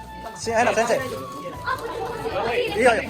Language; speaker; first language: Japanese; non-native, learner; Nepali